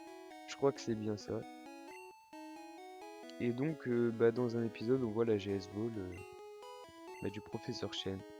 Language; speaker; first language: French; native; French